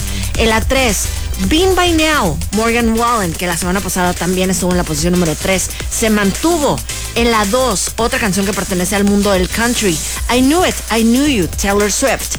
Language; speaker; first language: Spanish; native; Spanish